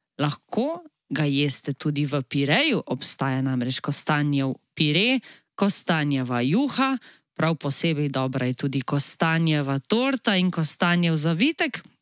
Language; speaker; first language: Slovenian; native; Slovenian